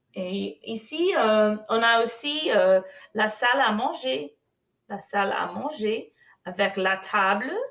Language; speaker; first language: French; non-native, fluent; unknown